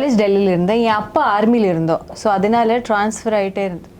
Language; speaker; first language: Tamil; non-native, fluent; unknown